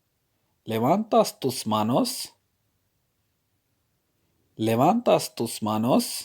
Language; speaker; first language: Spanish; non-native, fluent; Urdu